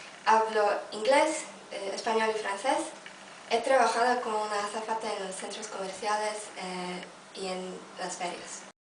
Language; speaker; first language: Spanish; non-native, fluent; Polish